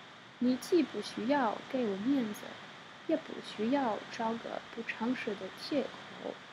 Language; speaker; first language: Chinese; non-native, learner; French